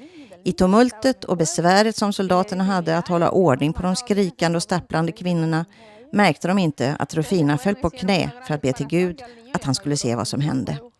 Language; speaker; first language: Swedish; native; Swedish